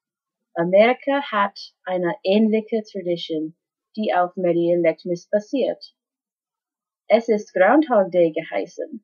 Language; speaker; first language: German; non-native, learner; English